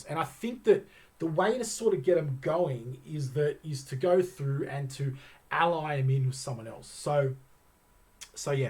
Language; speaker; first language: English; native; English